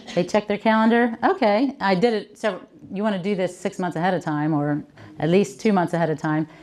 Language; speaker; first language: English; native; English